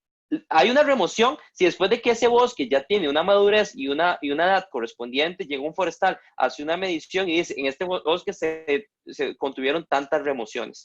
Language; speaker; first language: Spanish; native; Spanish